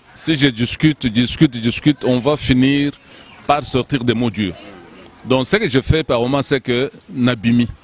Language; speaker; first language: French; non-native, local second language; Lingala